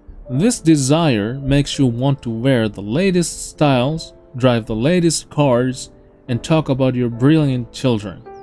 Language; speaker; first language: English; non-native, fluent; Japanese